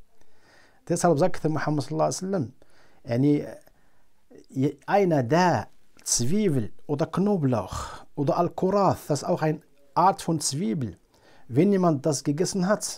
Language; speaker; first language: German; non-native, fluent; Arabic